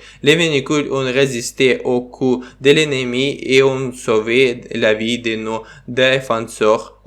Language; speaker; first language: French; non-native, learner; Ukrainian